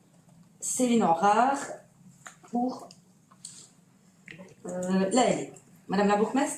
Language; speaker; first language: French; native; French